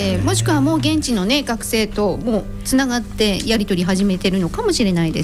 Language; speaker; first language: Japanese; native; Japanese